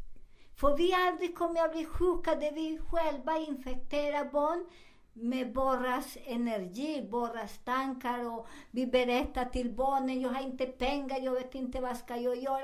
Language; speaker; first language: Swedish; non-native, learner; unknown